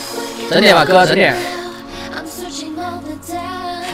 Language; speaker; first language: Chinese; native; Chinese